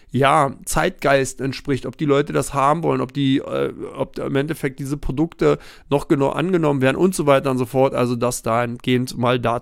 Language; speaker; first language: German; native; German